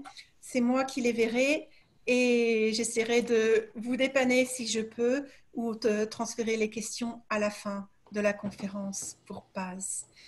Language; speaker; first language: French; native; French